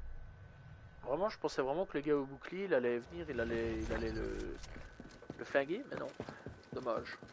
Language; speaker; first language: French; native; French